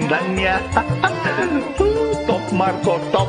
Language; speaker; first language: Indonesian; non-native, fluent; Portuguese